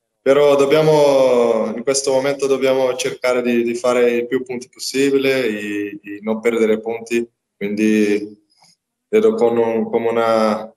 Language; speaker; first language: Italian; non-native, learner; Portuguese